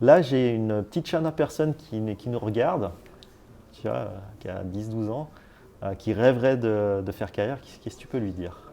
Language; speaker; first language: French; native; French